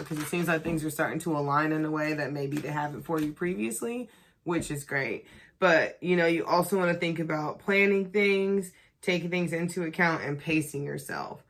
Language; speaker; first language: English; native; English